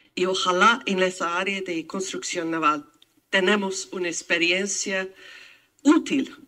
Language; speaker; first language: Spanish; non-native, fluent; English